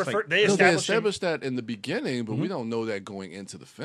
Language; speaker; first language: English; native; English